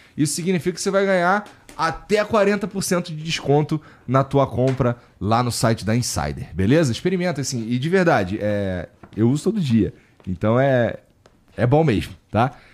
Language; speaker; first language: Portuguese; native; Portuguese